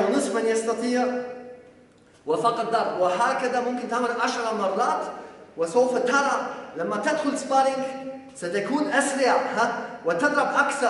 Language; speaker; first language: Arabic; non-native, fluent; Polish